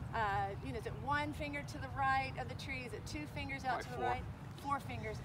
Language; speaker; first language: English; native; English